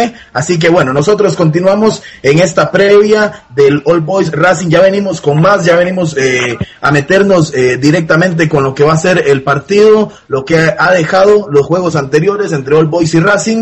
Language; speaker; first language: Spanish; native; Spanish